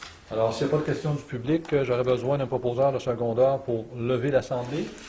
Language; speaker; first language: French; native; French